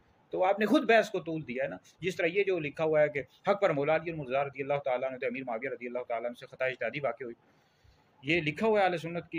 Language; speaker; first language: Urdu; native; Urdu